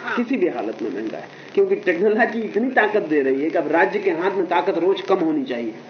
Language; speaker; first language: Hindi; native; Hindi